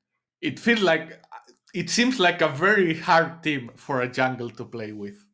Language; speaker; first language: English; non-native, fluent; Spanish